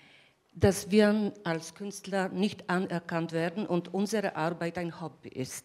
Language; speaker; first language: German; non-native, fluent; Polish